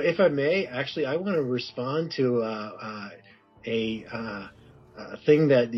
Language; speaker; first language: English; native; English